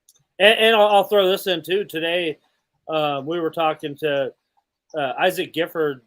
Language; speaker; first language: English; native; English